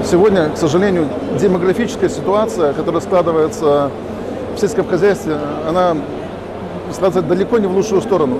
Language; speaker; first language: Russian; native; Russian